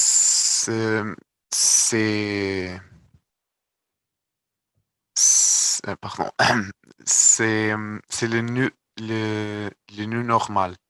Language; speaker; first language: French; non-native, learner; Portuguese